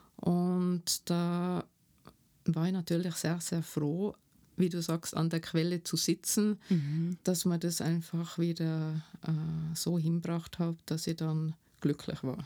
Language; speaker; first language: German; native; German